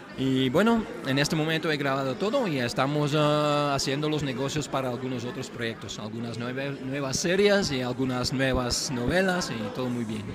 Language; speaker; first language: Spanish; non-native, fluent; Dutch